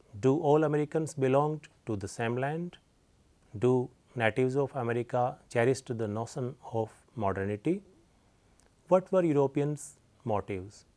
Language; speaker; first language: English; non-native, local second language; Hindi